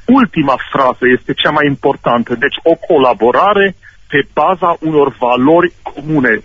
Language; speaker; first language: Romanian; non-native, local second language; German